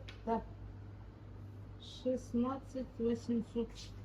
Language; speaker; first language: Russian; non-native, learner; Hindi